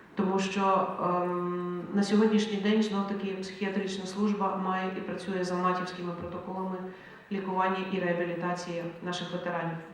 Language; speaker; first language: Ukrainian; native; Ukrainian